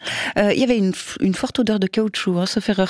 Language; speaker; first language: French; native; French